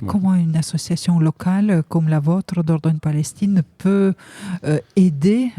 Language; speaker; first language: French; native; French